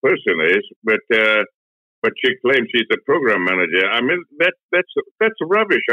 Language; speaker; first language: English; non-native, local second language; Tamil